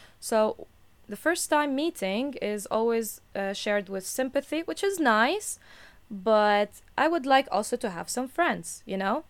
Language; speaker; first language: English; non-native, fluent; Arabic